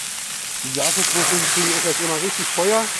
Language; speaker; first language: German; native; German